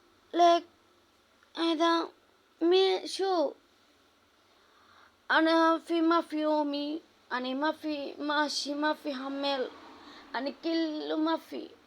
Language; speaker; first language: Arabic; non-native, learner; Bangla